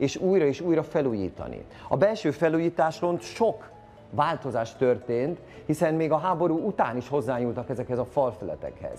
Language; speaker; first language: Hungarian; native; Hungarian